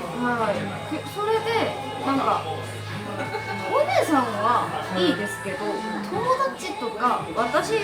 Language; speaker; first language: Japanese; non-native, learner; Korean